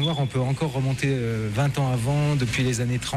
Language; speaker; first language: French; native; French